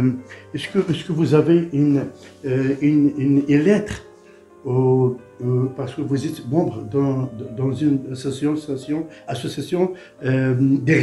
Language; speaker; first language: French; non-native, local second language; Arabic